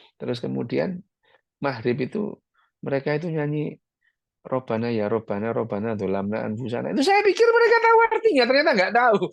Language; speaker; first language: Indonesian; early bilingual, other home language; Arabic